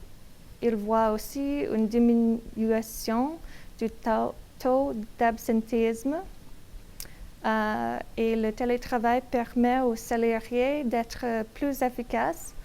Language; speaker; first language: French; non-native, learner; English